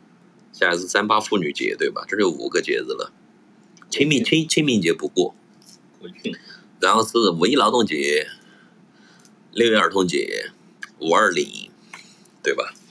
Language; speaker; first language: Chinese; native; Chinese